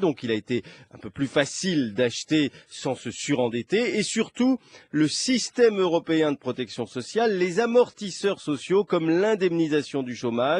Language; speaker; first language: French; native; French